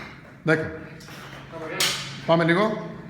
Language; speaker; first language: Greek; native; Greek